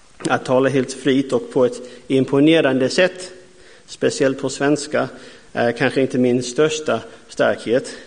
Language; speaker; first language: Swedish; non-native, fluent; English